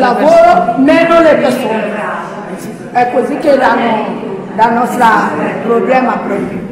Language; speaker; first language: Italian; non-native, learner; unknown